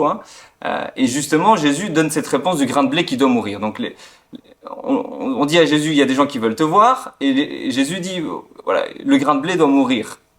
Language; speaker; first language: French; native; French